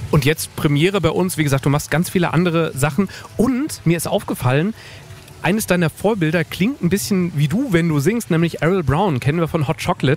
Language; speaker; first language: German; native; German